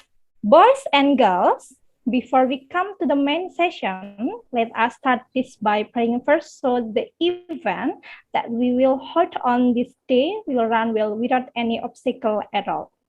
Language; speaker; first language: English; non-native, learner; Indonesian